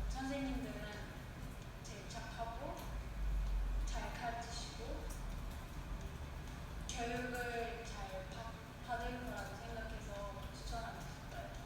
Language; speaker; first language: Korean; non-native, fluent; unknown